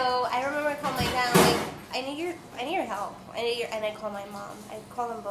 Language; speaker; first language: English; non-native, fluent; Spanish